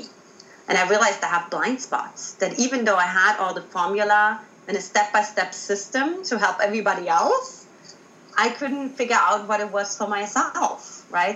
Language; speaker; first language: English; non-native, fluent; German